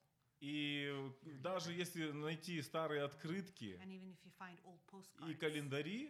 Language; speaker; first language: Russian; native; Russian